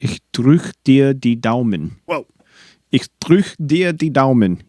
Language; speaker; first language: German; non-native, learner; English